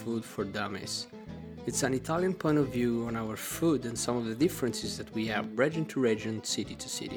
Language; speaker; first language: English; non-native, fluent; Italian